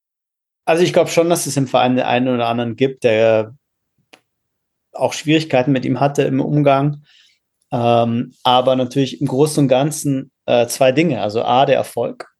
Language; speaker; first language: German; native; German